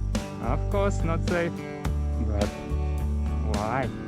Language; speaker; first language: English; non-native, learner; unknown